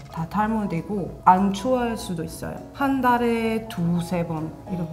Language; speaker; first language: Korean; non-native, learner; French